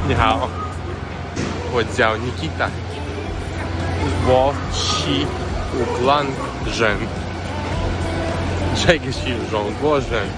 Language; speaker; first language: Chinese; non-native, learner; Ukrainian